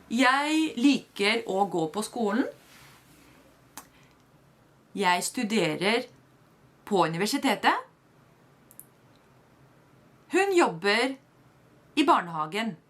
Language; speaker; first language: Norwegian; non-native, fluent; Spanish